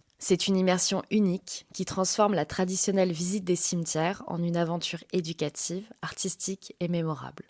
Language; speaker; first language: French; native; French